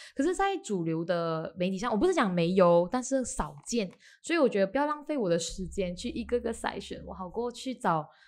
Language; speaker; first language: Chinese; native; Chinese